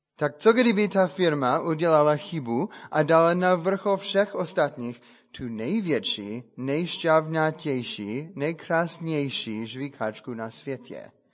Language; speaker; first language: Czech; non-native, fluent; English